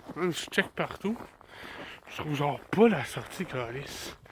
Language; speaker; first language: French; native; French